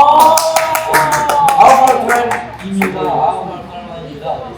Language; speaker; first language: Korean; non-native, learner; Chinese